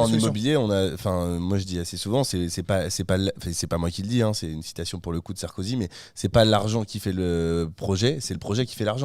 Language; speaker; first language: French; native; French